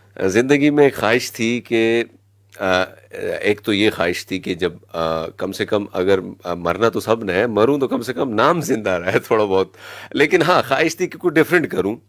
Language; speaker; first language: Urdu; non-native, local second language; Pashto